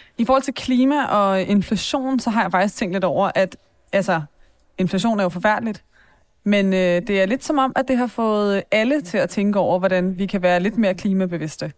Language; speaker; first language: Danish; early bilingual, other home language; Persian